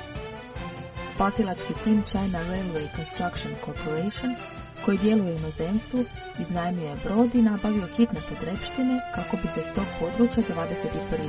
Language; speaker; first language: Croatian; native; Croatian